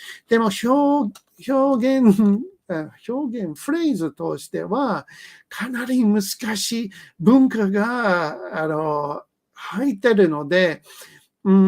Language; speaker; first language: Japanese; non-native, learner; English